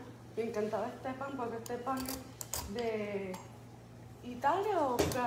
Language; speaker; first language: Spanish; early bilingual, heritage; Spanish